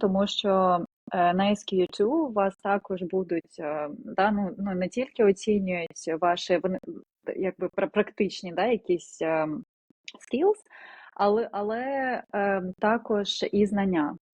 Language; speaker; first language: Ukrainian; non-native, local second language; Russian